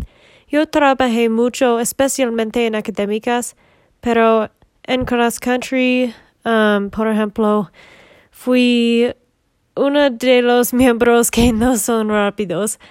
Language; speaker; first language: Spanish; non-native, learner; English